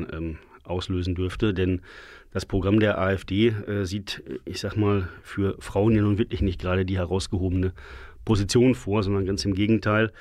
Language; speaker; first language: German; native; German